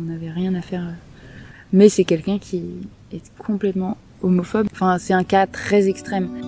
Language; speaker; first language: French; native; French